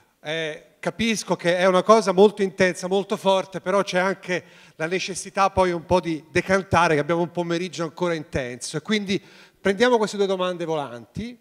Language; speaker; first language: Italian; native; Italian